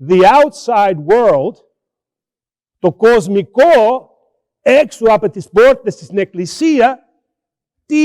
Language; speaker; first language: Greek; early bilingual, heritage; Greek